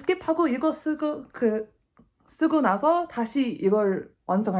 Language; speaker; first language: Korean; non-native, fluent; English